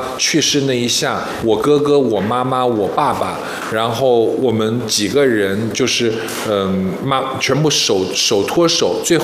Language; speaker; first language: Chinese; native; Chinese